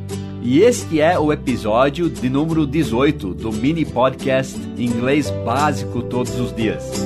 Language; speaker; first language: Portuguese; non-native, fluent; English